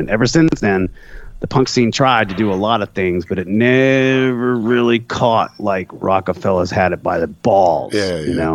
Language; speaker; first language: English; native; English